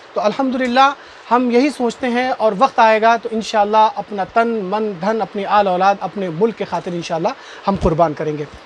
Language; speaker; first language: Hindi; native; Hindi